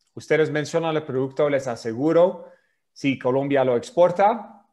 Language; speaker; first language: Spanish; non-native, fluent; Dutch